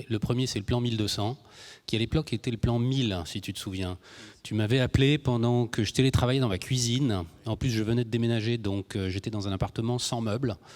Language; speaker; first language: French; native; French